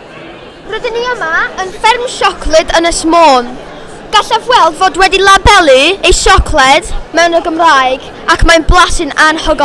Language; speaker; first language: Welsh; non-native, local second language; English